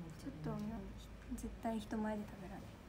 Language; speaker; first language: Japanese; native; Japanese